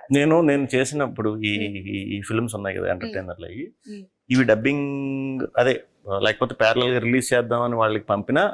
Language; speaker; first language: Telugu; native; Telugu